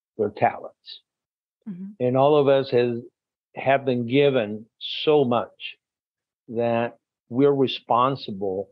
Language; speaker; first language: English; non-native, fluent; Spanish